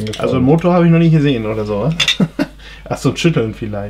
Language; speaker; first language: German; native; German